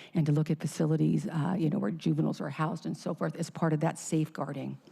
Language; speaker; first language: English; native; English